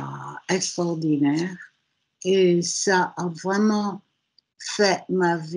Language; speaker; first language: French; non-native, fluent; German